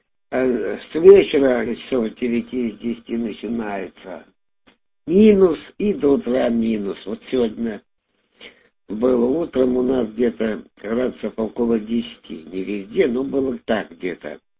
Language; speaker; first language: Russian; native; Russian